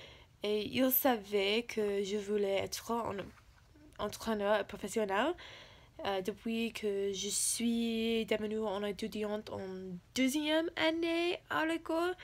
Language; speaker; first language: French; non-native, learner; English